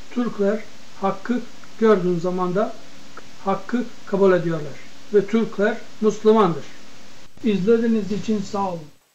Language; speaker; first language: Turkish; non-native, learner; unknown